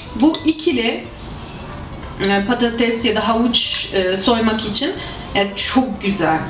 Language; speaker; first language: Turkish; non-native, fluent; Arabic